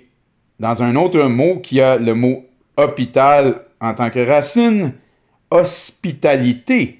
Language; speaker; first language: French; native; French